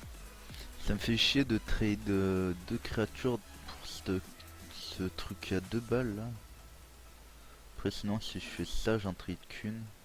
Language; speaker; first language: French; native; French